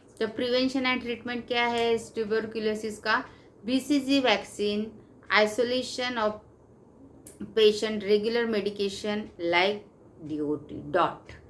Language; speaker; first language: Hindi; non-native, local second language; Marathi